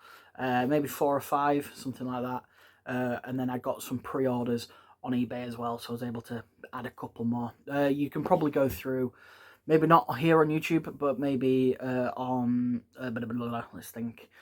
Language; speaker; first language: English; native; English